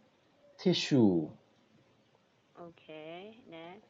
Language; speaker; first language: English; non-native, fluent; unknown